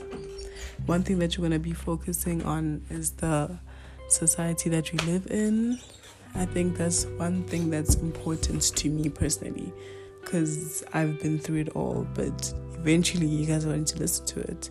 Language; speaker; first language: English; non-native, local second language; Northern Sotho